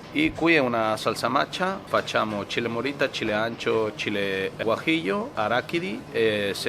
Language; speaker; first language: Italian; non-native, learner; Spanish